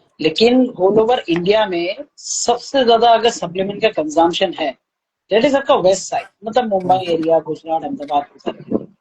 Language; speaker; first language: Hindi; non-native, local second language; Bangla